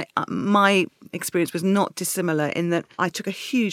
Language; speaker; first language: English; native; English